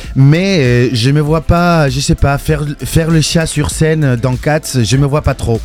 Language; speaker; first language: French; non-native, fluent; Spanish